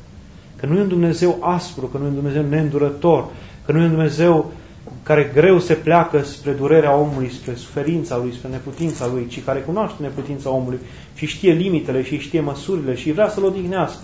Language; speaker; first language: Romanian; native; Romanian